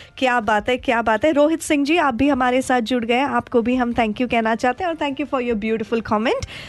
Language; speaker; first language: Hindi; non-native, local second language; Gujarati